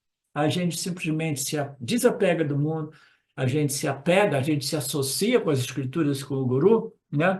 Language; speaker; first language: Portuguese; native; Portuguese